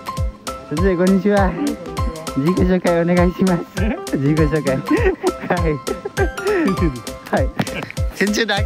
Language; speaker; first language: Japanese; non-native, learner; Nepali